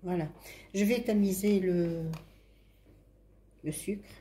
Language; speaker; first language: French; non-native, local second language; Arabic